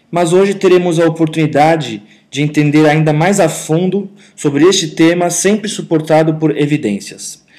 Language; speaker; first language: Portuguese; native; Portuguese